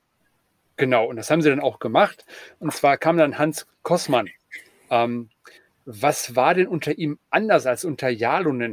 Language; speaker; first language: German; native; German